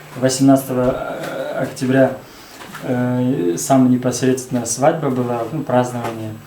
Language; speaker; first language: Russian; non-native, local second language; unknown